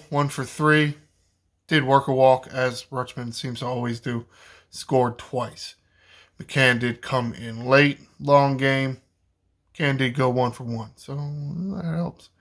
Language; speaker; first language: English; native; English